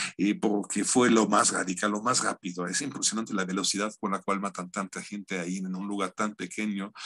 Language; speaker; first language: Spanish; non-native, fluent; German